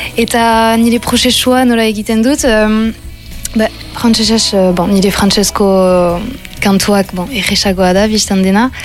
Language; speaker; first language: Basque; non-native, local second language; French